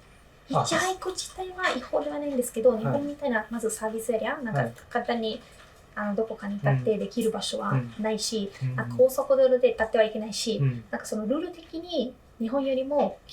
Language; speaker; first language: Japanese; non-native, fluent; Italian